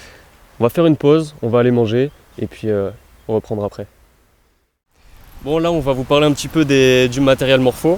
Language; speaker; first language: French; native; French